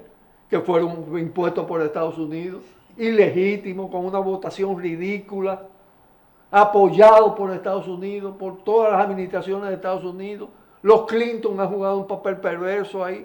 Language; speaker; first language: Spanish; native; Spanish